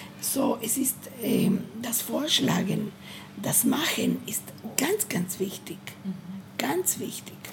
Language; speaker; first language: German; non-native, learner; Spanish